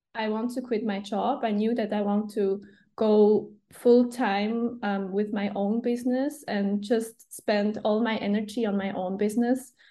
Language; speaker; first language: English; non-native, fluent; Swiss German